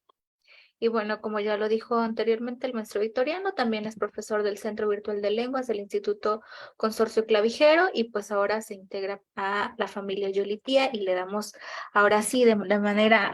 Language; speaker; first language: Spanish; native; Spanish